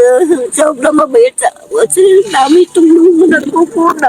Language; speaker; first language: Filipino; non-native, learner; Vietnamese